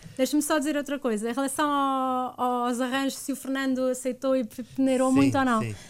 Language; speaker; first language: Portuguese; native; Portuguese